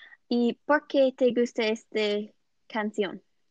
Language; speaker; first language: Spanish; non-native, learner; English